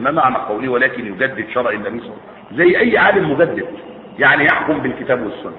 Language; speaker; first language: Arabic; native; Arabic